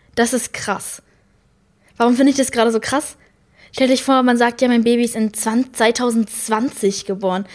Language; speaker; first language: German; native; German